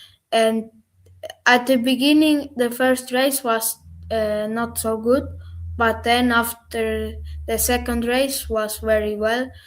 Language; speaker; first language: English; non-native, learner; German